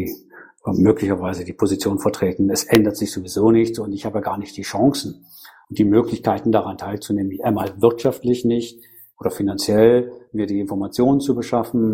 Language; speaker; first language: German; native; German